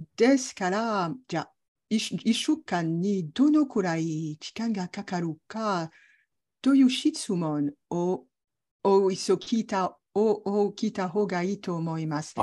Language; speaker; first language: Japanese; non-native, learner; French